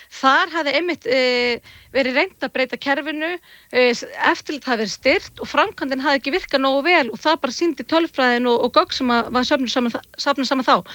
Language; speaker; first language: Icelandic; native; Icelandic